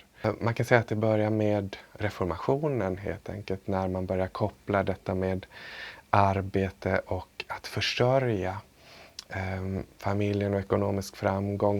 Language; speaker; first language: Swedish; native; Swedish